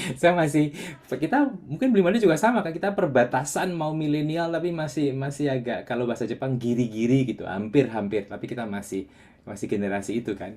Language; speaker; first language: Indonesian; non-native, local second language; Javanese